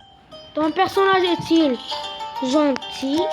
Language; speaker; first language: French; non-native, local second language; Arabic